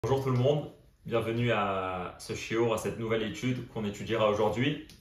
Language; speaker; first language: French; native; French